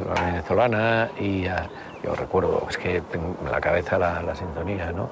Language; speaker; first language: Spanish; native; Spanish